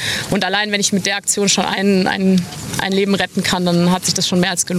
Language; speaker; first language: German; native; German